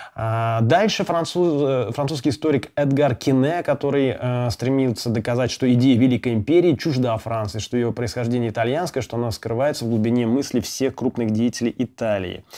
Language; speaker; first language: Russian; native; Russian